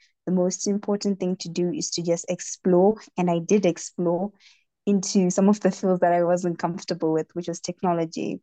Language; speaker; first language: English; non-native, local second language; Shona